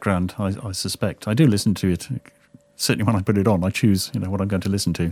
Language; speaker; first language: English; native; English